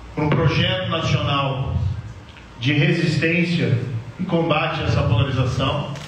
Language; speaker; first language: Portuguese; native; Portuguese